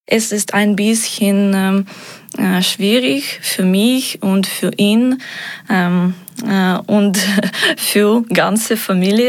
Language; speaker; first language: German; non-native, fluent; Ukrainian